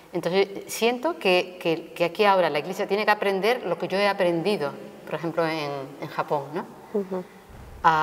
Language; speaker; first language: Spanish; native; Spanish